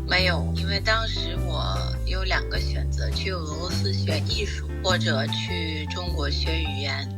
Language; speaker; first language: Chinese; non-native, fluent; Russian